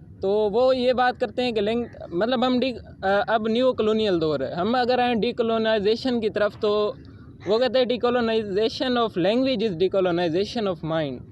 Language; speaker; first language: Urdu; non-native, local second language; Punjabi